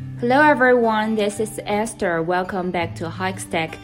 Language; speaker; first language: English; non-native, fluent; Chinese